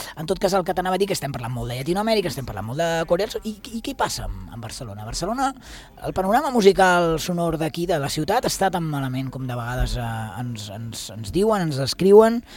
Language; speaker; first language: Catalan; native; Catalan